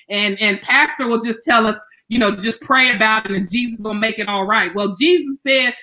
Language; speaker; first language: English; native; English